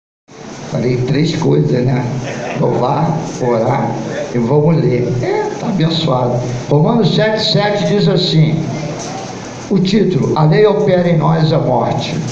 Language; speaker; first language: Portuguese; native; Portuguese